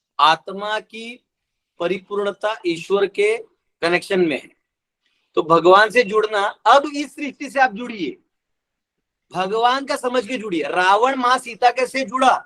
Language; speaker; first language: Hindi; non-native, local second language; Marathi